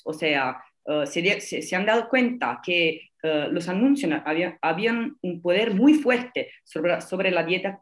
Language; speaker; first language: Spanish; non-native, fluent; Italian